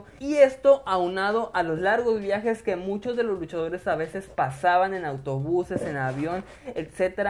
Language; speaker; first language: Spanish; native; Spanish